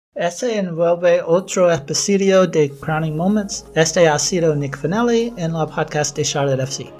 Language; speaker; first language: Spanish; non-native, learner; English